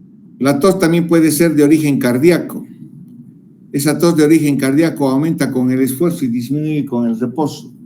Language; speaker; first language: Spanish; native; Spanish